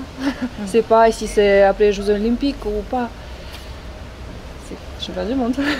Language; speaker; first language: French; non-native, learner; Russian